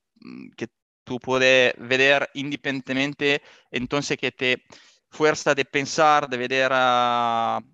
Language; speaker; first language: Spanish; non-native, learner; Italian